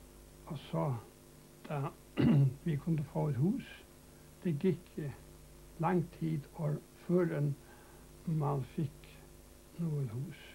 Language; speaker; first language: Danish; non-native, local second language; Faroese